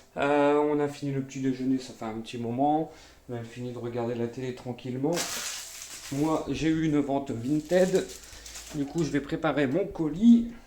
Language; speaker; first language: French; native; French